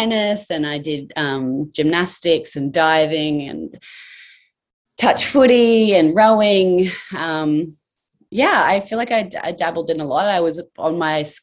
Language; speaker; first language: English; native; English